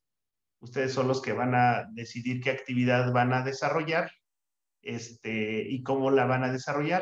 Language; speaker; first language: Spanish; native; Spanish